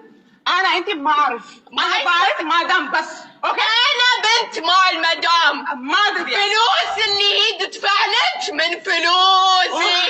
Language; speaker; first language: Arabic; non-native, learner; Amharic